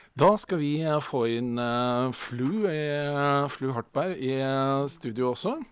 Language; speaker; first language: Norwegian; native; Norwegian